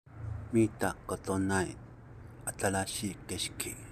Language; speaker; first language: Japanese; non-native, learner; Chinese